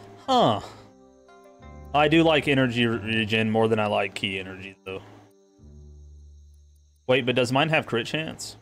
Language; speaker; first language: English; native; English